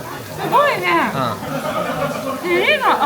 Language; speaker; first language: Japanese; native; Japanese